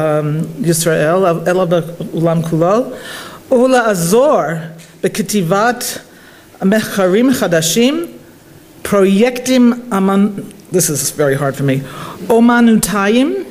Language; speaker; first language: Hebrew; non-native, fluent; English